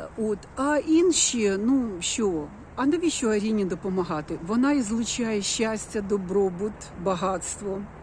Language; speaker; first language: Ukrainian; non-native, local second language; Russian